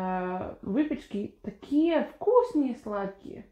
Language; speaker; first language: Russian; non-native, fluent; English